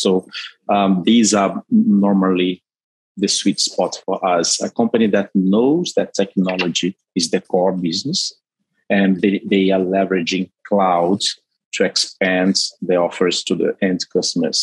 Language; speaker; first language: English; non-native, fluent; Portuguese